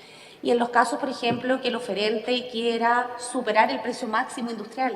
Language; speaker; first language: Spanish; native; Spanish